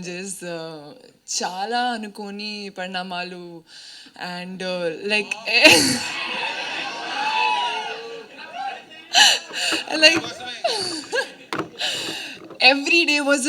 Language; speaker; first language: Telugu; non-native, learner; Hindi